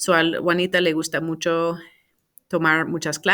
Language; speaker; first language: Spanish; non-native, fluent; English